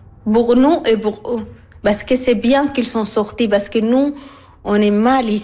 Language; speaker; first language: French; non-native, learner; Arabic